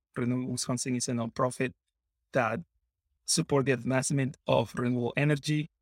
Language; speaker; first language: English; non-native, fluent; Spanish